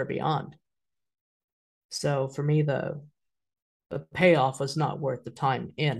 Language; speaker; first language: English; native; English